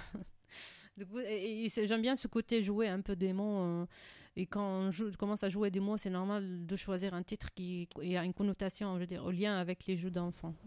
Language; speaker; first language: French; non-native, fluent; Arabic